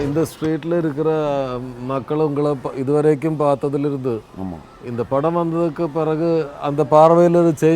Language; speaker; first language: Tamil; non-native, fluent; Malayalam